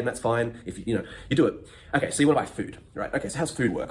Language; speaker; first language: English; native; English